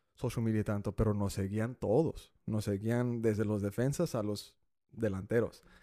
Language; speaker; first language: Spanish; early bilingual, heritage; Spanish